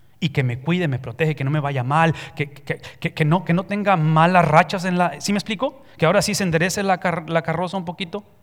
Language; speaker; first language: Spanish; early bilingual, heritage; Spanish